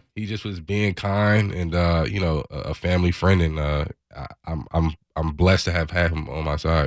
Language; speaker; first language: English; native; English